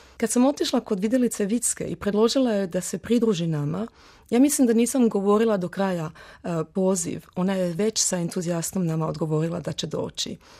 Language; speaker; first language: Croatian; early bilingual, heritage; Croatian